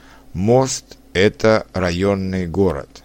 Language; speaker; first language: Russian; non-native, learner; Czech